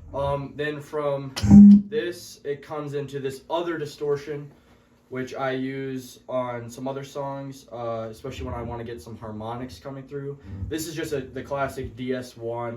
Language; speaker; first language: English; native; English